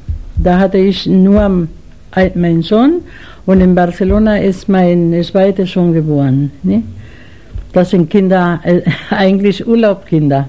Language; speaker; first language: German; non-native, learner; Spanish